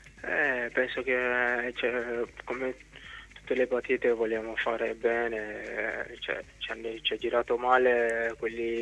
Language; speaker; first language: Italian; non-native, fluent; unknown